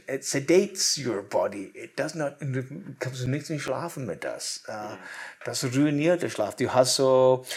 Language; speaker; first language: German; non-native, learner; English